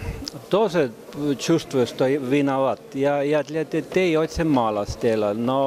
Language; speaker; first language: Russian; non-native, fluent; Estonian